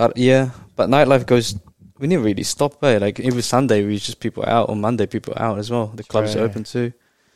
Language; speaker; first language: English; non-native, fluent; Japanese